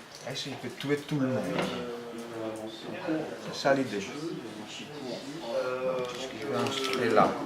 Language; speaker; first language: French; non-native, learner; Italian